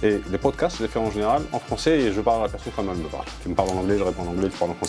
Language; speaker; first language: French; non-native, local second language; Arabic